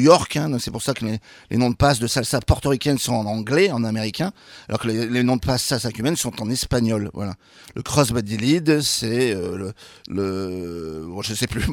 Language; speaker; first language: French; native; French